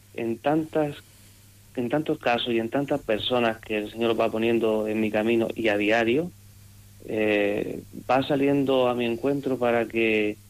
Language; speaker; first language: Spanish; native; Spanish